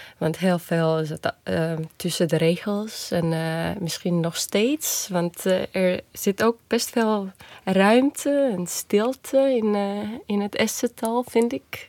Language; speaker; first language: Dutch; non-native, fluent; Estonian